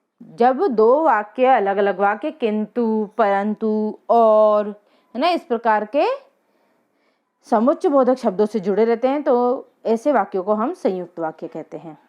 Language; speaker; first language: Hindi; native; Hindi